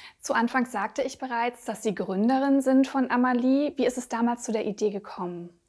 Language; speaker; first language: German; native; German